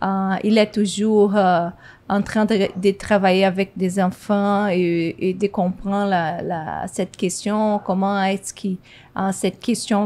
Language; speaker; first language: French; non-native, fluent; Portuguese